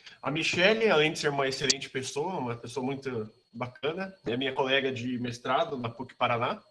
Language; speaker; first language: Portuguese; native; Portuguese